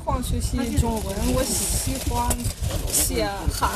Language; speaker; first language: Chinese; non-native, learner; Russian